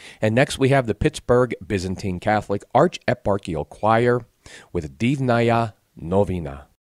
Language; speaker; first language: English; native; English